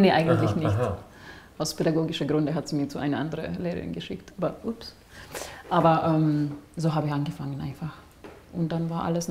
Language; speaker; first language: German; non-native, fluent; Serbian